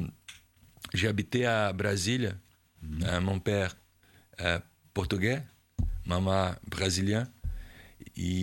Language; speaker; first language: French; non-native, learner; Portuguese